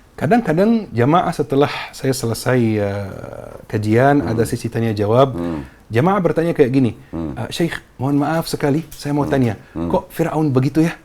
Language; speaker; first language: Indonesian; non-native, fluent; Arabic